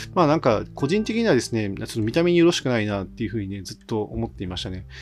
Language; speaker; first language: Japanese; native; Japanese